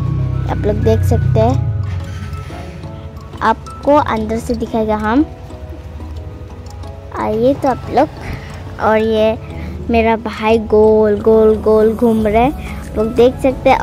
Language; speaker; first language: Hindi; non-native, local second language; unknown